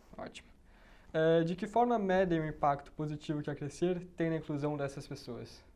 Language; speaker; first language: Portuguese; native; Portuguese